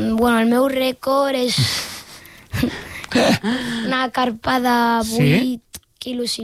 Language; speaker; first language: Catalan; non-native, local second language; Spanish